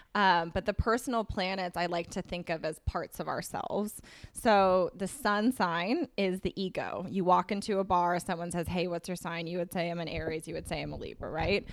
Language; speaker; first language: English; native; English